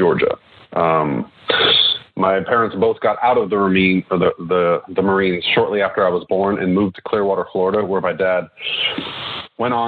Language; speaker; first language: English; native; English